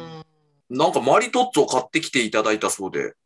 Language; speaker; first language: Japanese; native; Japanese